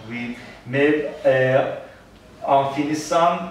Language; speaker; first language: French; non-native, learner; Turkish